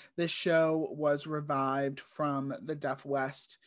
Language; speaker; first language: English; native; English